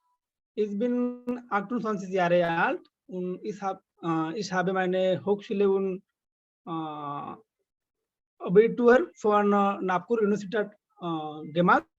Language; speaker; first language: German; non-native, learner; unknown